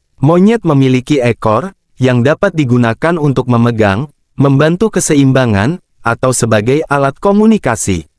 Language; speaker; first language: Indonesian; native; Indonesian